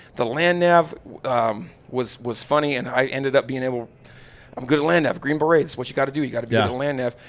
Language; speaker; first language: English; native; English